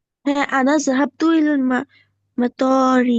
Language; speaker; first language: Arabic; non-native, learner; Bangla